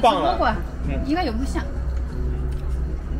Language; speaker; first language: Chinese; native; Chinese